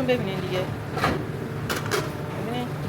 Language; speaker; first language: Persian; native; Persian